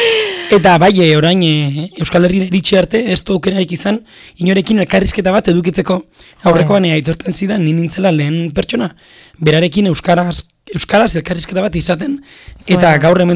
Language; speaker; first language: Basque; native; Basque